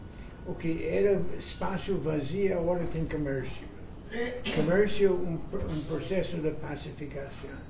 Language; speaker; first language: Portuguese; non-native, fluent; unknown